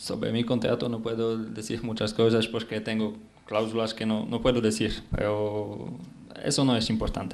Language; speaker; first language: Spanish; non-native, learner; Polish